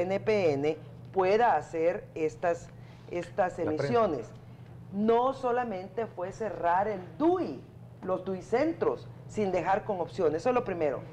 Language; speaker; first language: Spanish; native; Spanish